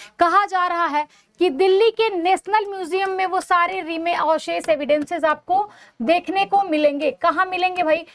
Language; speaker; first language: Hindi; native; Hindi